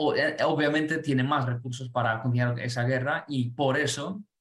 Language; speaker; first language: Spanish; non-native, fluent; Ukrainian